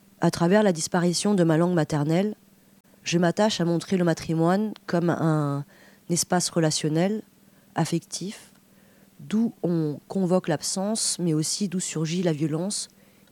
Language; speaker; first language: French; native; French